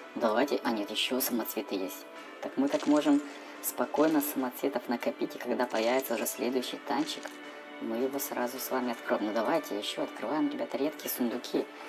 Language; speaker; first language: Russian; native; Russian